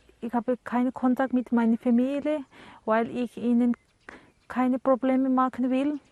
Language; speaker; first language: German; non-native, learner; Tibetan